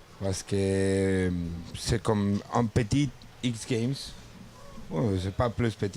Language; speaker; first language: French; non-native, learner; Spanish